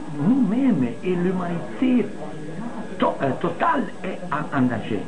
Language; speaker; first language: French; non-native, fluent; Italian